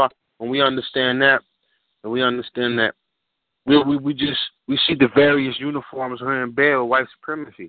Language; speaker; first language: English; native; English